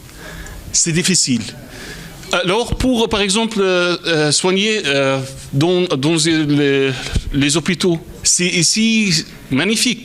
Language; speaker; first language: French; non-native, fluent; Arabic